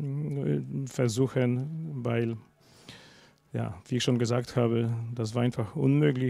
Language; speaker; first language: German; non-native, fluent; Polish